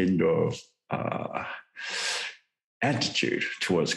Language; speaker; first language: English; non-native, fluent; Japanese